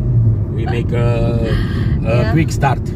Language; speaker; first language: English; non-native, fluent; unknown